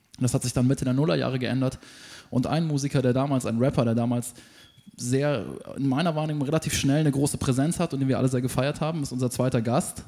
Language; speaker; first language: German; native; German